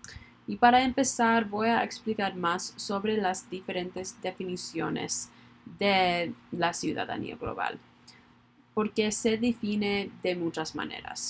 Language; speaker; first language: Spanish; non-native, learner; English